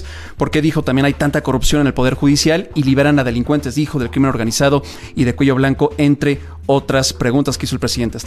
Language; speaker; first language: Spanish; native; Spanish